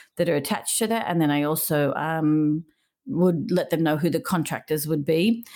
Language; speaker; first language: English; native; English